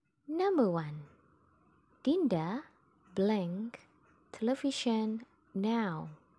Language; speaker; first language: English; non-native, fluent; Indonesian